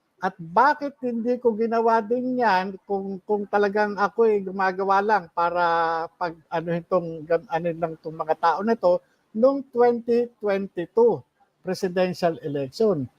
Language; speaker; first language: Filipino; native; Filipino